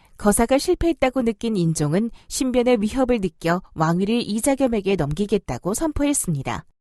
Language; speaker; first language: Korean; native; Korean